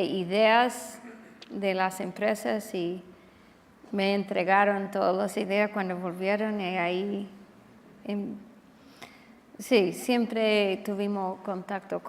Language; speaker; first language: Spanish; non-native, fluent; English